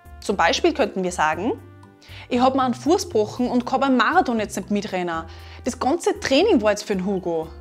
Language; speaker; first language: German; native; German